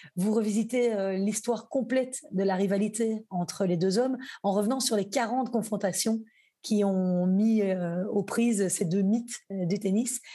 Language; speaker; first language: French; native; French